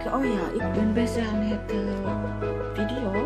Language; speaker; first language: Dutch; non-native, learner; Indonesian